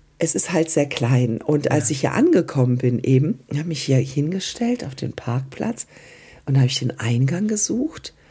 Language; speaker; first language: German; early bilingual, other home language; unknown